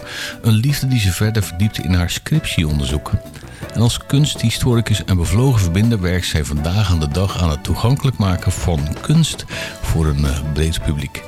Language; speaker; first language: Dutch; native; Dutch